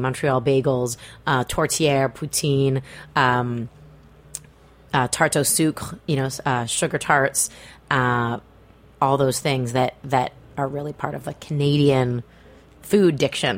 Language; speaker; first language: English; native; English